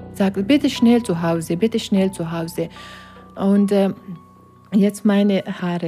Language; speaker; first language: German; non-native, learner; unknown